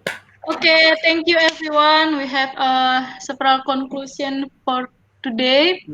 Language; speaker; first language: English; non-native, learner; Indonesian